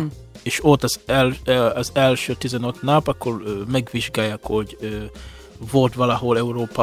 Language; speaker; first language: Hungarian; non-native, fluent; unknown